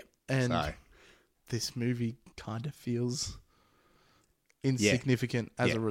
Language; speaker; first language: English; native; English